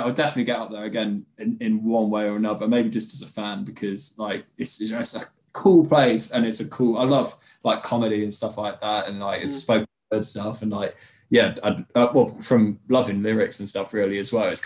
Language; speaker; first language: English; native; English